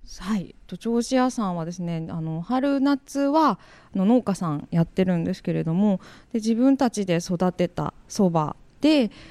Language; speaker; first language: Japanese; native; Japanese